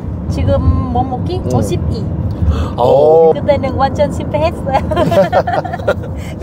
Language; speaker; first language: Korean; non-native, learner; Vietnamese